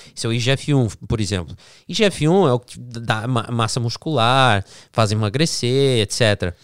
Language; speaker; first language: Portuguese; early bilingual, heritage; English